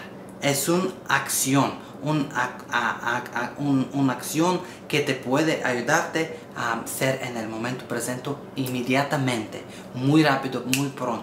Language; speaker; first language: Spanish; non-native, learner; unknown